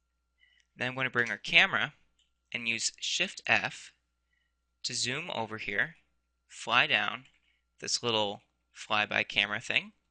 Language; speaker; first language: English; native; English